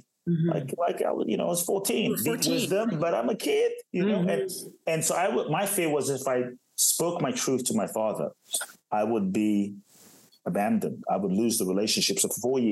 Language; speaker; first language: English; native; English